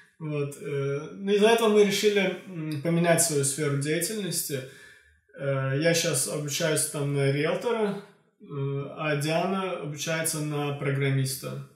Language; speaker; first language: Russian; non-native, local second language; Azerbaijani